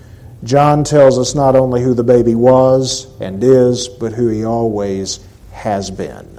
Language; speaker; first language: English; native; English